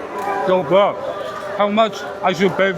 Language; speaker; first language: English; non-native, learner; Mongolian